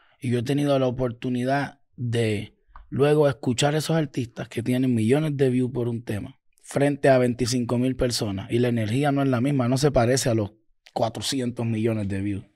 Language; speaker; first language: Spanish; native; Spanish